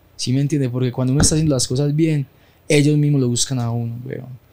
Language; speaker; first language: Spanish; native; Spanish